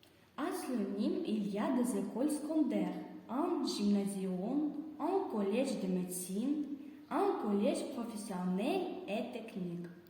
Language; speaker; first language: French; non-native, learner; Russian